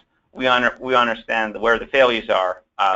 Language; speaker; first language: English; native; English